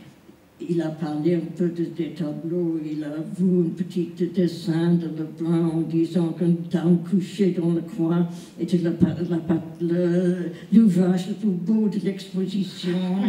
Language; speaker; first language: French; non-native, fluent; English